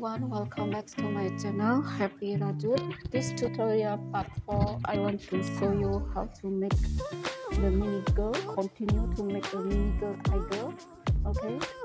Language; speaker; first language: English; non-native, learner; Indonesian